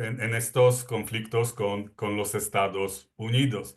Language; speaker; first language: Spanish; non-native, fluent; Polish